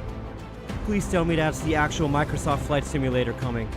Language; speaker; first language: English; native; English